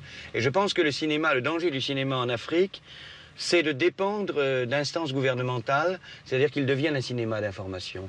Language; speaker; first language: French; native; French